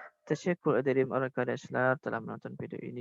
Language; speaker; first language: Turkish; non-native, learner; Indonesian